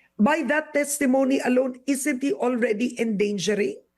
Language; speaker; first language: English; non-native, local second language; Filipino